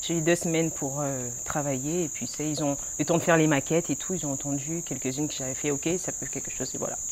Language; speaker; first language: French; non-native, local second language; Lingala